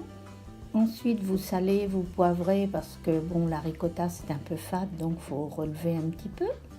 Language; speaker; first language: French; native; French